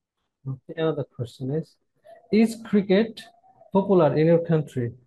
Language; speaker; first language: English; non-native, fluent; Bangla